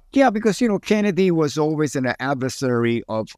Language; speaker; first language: English; early bilingual, other home language; Spanish